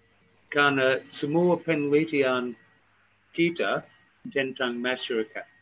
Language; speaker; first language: Indonesian; non-native, fluent; English